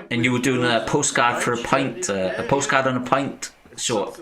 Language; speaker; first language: English; native; English